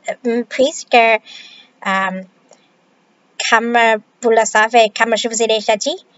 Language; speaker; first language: French; non-native, fluent; Vietnamese